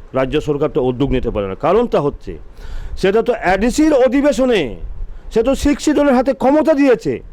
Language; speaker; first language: Bangla; non-native, local second language; Chakma